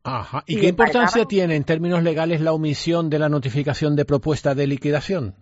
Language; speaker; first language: Spanish; native; Spanish